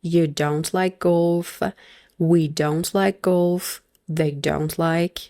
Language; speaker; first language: English; non-native, fluent; Persian